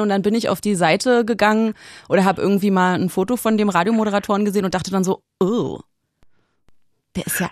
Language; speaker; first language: German; native; German